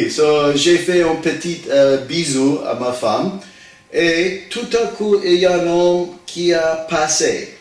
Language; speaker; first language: French; non-native, learner; English